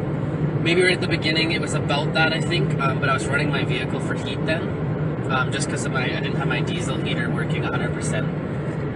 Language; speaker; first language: English; native; English